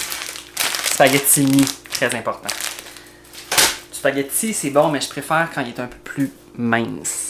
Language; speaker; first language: French; native; French